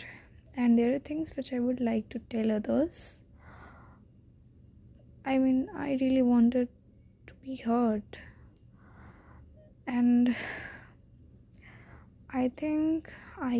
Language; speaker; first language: English; non-native, local second language; Hindi